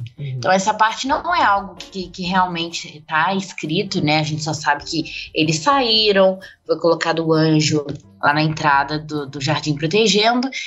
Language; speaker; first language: Portuguese; native; Portuguese